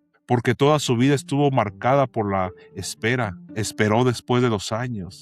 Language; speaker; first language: Spanish; native; Spanish